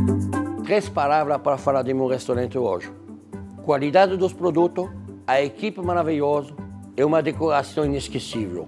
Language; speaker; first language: Portuguese; non-native, fluent; French